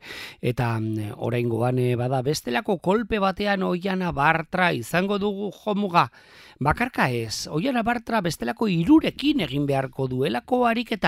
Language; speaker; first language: Basque; native; Basque